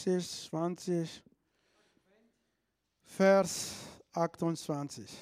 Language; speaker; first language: German; non-native, fluent; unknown